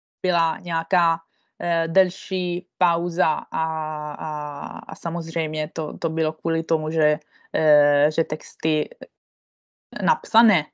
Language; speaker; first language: Czech; non-native, fluent; Italian